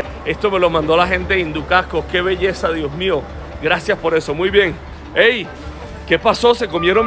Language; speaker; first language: Spanish; native; Spanish